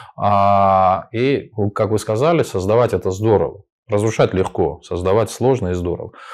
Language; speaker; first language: Russian; non-native, local second language; Armenian